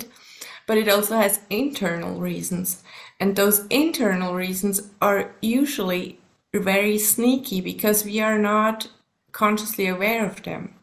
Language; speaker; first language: English; non-native, fluent; German